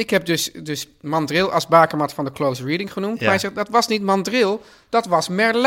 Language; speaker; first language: Dutch; native; Dutch